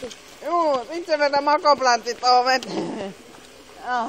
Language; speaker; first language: Finnish; native; Finnish